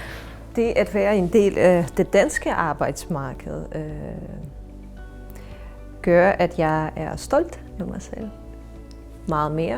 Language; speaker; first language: Danish; non-native, fluent; Ukrainian